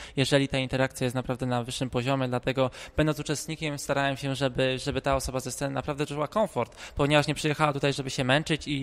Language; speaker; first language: Polish; native; Polish